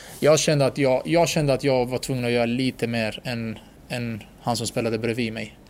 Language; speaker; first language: Swedish; early bilingual, other home language; Bosnian